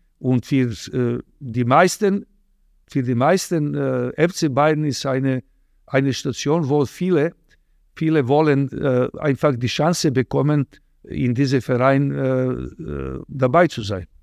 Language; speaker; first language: German; non-native, fluent; Serbian